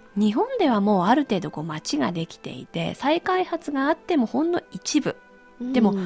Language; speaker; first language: Japanese; native; Japanese